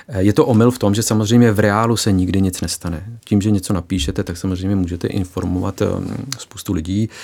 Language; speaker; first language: Czech; early bilingual, heritage; Czech